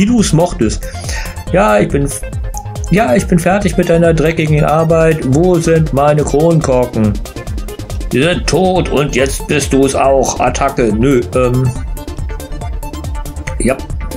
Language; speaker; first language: German; native; German